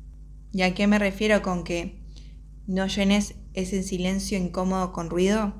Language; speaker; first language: Spanish; native; Spanish